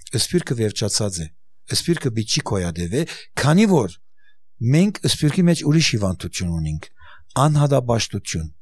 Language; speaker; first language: Armenian; early bilingual, heritage; Armenian